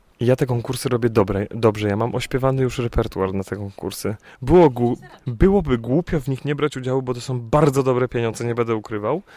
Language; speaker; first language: Polish; native; Polish